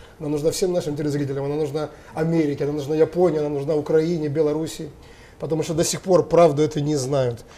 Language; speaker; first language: Russian; native; Russian